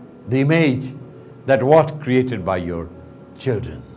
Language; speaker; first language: English; non-native, local second language; Bangla